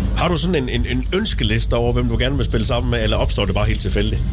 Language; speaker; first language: Danish; non-native, fluent; Dutch